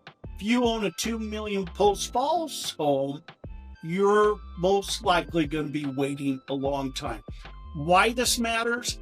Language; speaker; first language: English; native; English